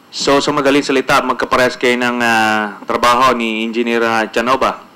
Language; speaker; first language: Filipino; native; Filipino